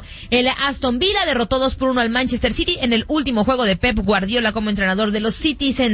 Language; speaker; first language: Spanish; native; Spanish